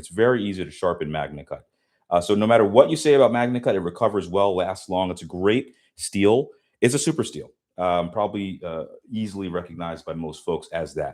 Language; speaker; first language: English; native; English